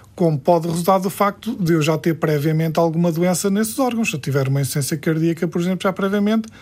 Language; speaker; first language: Portuguese; early bilingual, heritage; Portuguese